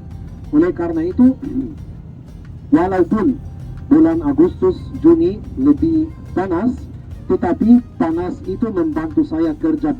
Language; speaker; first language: Indonesian; non-native, fluent; Arabic